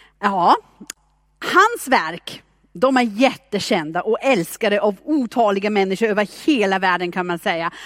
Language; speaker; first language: Swedish; non-native, fluent; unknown